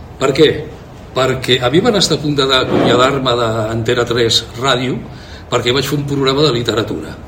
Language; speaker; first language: Catalan; native; Catalan